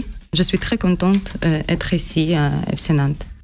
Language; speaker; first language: French; non-native, learner; Russian